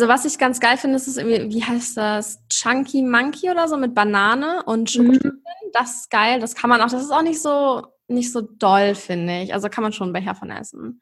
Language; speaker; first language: German; native; German